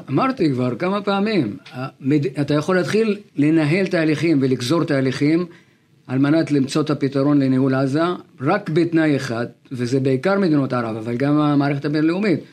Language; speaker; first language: Hebrew; non-native, local second language; Arabic